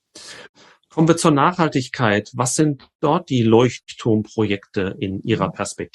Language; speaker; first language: German; native; German